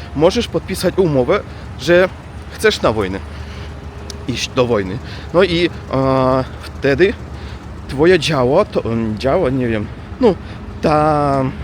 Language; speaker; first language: Polish; non-native, learner; Russian